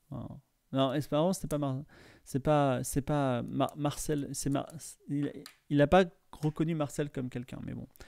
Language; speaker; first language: French; native; French